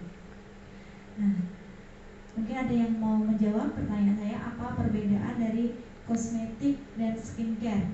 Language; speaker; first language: Indonesian; native; Indonesian